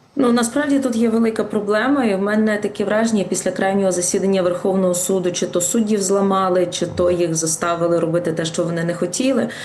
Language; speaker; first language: Ukrainian; native; Ukrainian